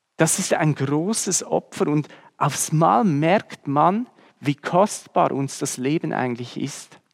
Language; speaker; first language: German; native; German